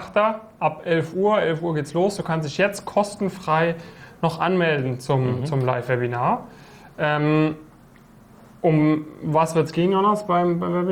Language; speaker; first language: German; native; German